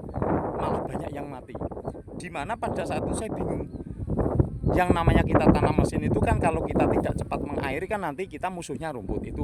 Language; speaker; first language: Indonesian; non-native, local second language; Javanese